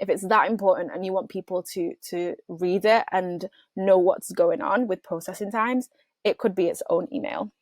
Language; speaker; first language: English; native; English